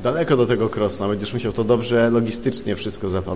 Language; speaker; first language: Polish; native; Polish